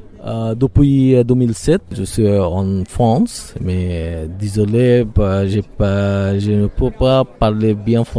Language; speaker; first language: French; non-native, learner; Bangla